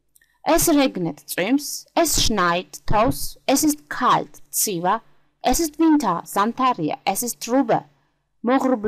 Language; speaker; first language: German; non-native, learner; Georgian